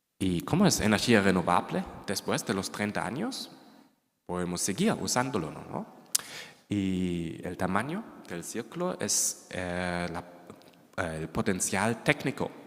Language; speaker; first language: Spanish; non-native, fluent; German